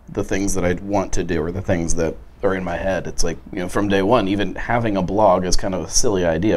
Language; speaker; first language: English; native; English